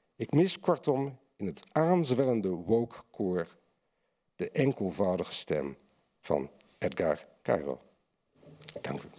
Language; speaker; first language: Dutch; native; Dutch